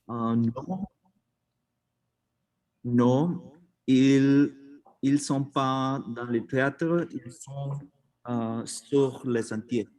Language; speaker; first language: French; non-native, learner; Spanish